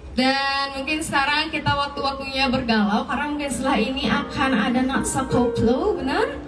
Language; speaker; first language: Indonesian; native; Indonesian